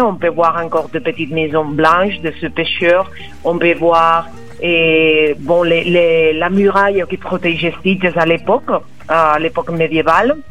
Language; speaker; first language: French; non-native, fluent; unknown